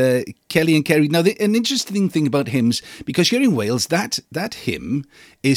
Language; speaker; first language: English; native; English